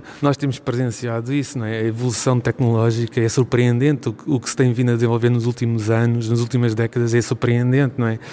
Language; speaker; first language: Portuguese; native; Portuguese